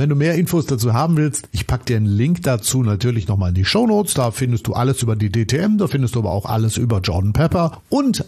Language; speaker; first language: German; native; German